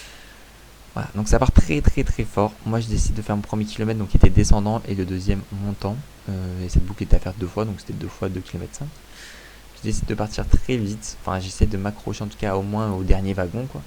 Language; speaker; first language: French; native; French